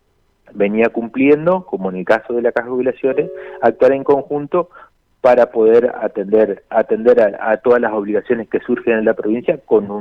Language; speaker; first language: Spanish; native; Spanish